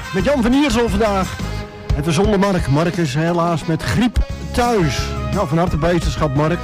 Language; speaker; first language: Dutch; native; Dutch